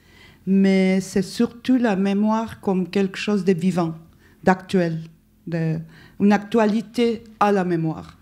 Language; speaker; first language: French; non-native, fluent; Spanish